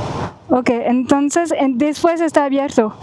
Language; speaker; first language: Spanish; non-native, learner; French